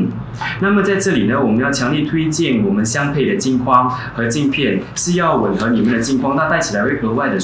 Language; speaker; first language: Chinese; native; Chinese